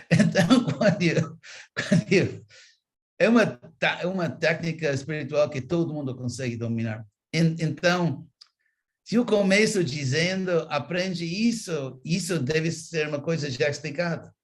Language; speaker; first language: Portuguese; non-native, fluent; English